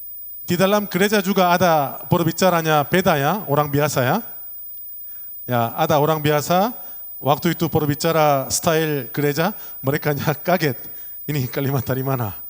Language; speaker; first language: Indonesian; non-native, learner; Korean